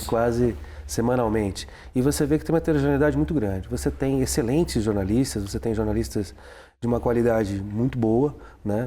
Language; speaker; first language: Portuguese; native; Portuguese